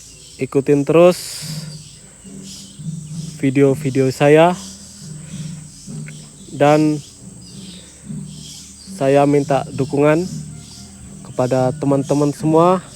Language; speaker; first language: Indonesian; non-native, fluent; Japanese